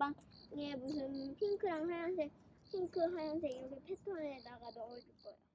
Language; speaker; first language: Korean; early bilingual, heritage; Korean